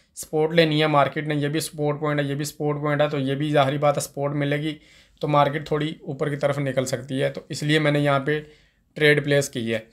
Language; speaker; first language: Urdu; non-native, local second language; Punjabi